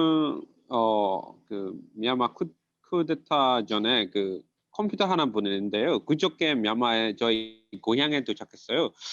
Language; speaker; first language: Korean; non-native, fluent; Burmese